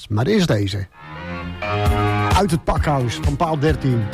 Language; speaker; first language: Dutch; native; Dutch